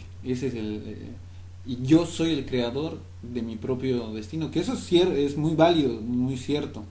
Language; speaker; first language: Spanish; native; Spanish